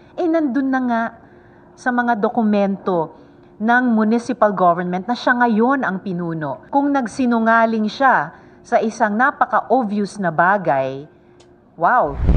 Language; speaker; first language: Filipino; native; Filipino